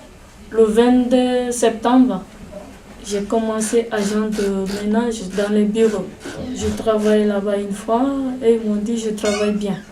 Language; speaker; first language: French; non-native, learner; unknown